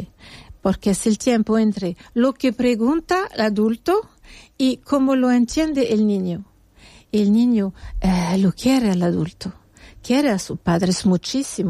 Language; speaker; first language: Spanish; non-native, fluent; French